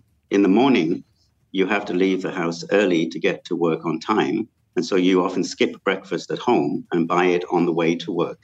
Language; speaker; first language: English; native; English